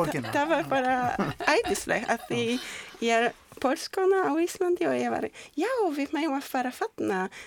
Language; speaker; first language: Icelandic; non-native, learner; Polish